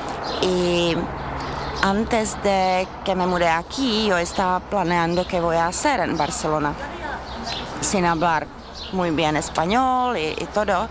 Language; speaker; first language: Spanish; non-native, fluent; Czech